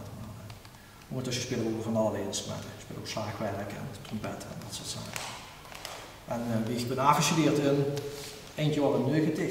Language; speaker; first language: Dutch; native; Dutch